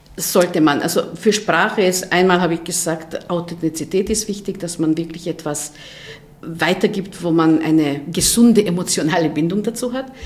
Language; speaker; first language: German; non-native, fluent; Hungarian